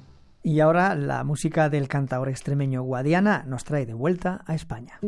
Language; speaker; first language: Spanish; native; Spanish